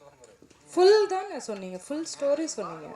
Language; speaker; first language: Tamil; non-native, local second language; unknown